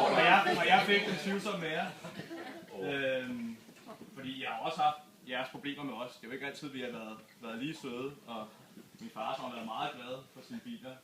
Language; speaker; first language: Danish; native; Danish